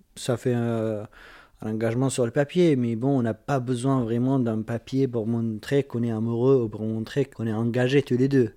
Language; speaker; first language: French; non-native, fluent; Arabic